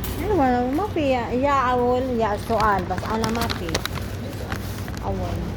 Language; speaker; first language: Arabic; non-native, learner; Filipino